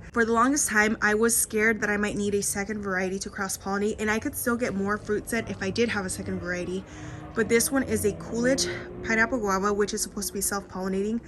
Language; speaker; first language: English; native; English